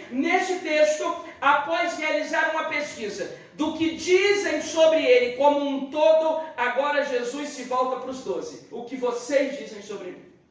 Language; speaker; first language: Portuguese; native; Portuguese